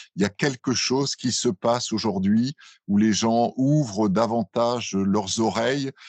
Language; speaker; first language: French; native; French